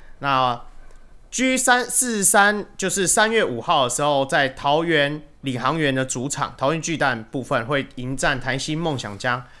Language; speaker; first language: Chinese; native; Chinese